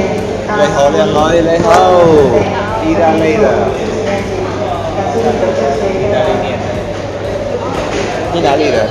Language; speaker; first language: Chinese; non-native, learner; Italian